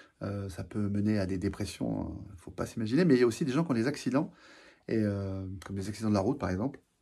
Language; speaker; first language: French; native; French